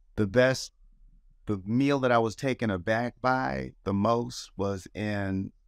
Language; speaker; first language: English; native; English